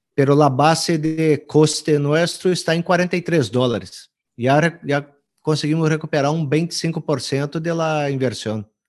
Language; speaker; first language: Spanish; non-native, fluent; Portuguese